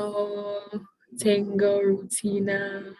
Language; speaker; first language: Spanish; non-native, learner; English